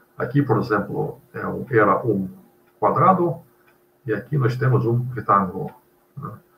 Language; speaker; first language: Portuguese; non-native, fluent; Russian